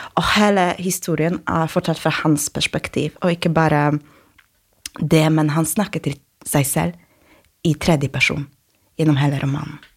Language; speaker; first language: Norwegian; non-native, fluent; Polish